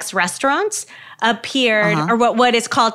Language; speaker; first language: English; native; English